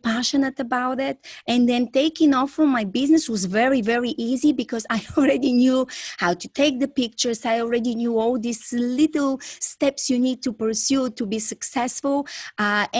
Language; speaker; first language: English; non-native, fluent; Bulgarian